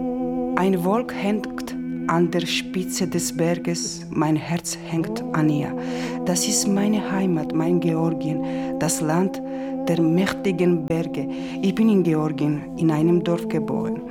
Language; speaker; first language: German; non-native, learner; Georgian